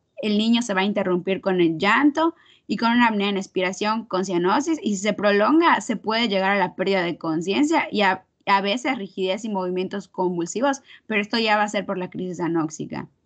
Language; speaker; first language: Spanish; native; Spanish